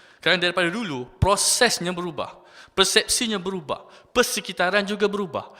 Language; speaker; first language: Malay; native; Malay